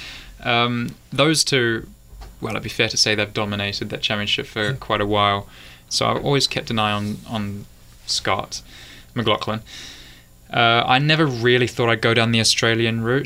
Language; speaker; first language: English; native; English